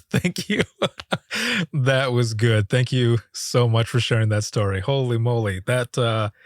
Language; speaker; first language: English; native; English